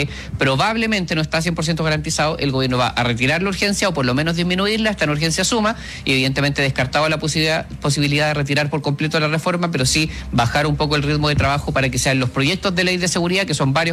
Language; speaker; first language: Spanish; native; Spanish